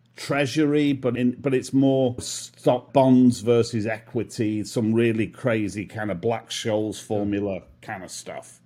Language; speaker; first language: English; native; English